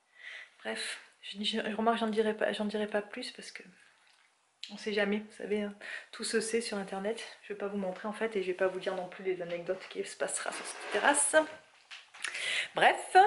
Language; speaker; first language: French; native; French